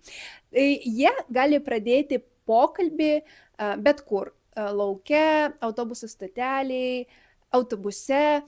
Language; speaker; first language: Lithuanian; early bilingual, other home language; Spanish